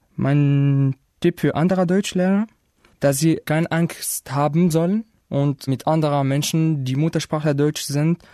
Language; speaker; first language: German; non-native, fluent; Arabic